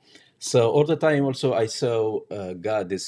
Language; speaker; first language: English; non-native, learner; Arabic